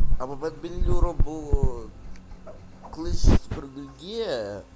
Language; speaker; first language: Turkish; non-native, learner; Russian